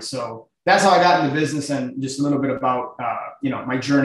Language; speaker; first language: English; native; English